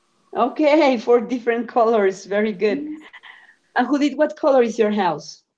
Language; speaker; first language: English; non-native, fluent; Spanish